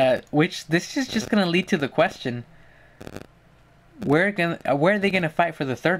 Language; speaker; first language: English; native; English